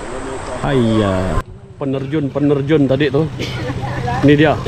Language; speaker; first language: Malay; non-native, local second language; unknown